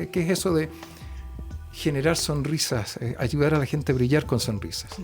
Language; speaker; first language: Spanish; native; Spanish